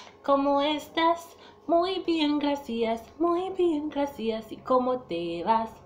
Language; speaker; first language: Spanish; non-native, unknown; English